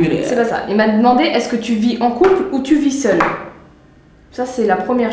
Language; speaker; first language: French; native; French